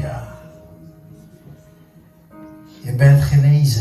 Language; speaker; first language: Dutch; non-native, fluent; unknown